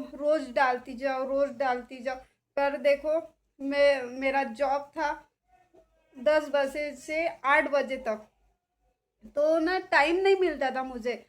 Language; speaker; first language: Hindi; non-native, local second language; Marathi